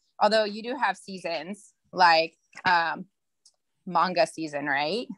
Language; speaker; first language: English; native; English